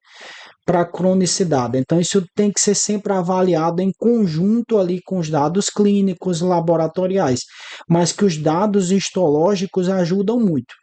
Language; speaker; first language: Portuguese; native; Portuguese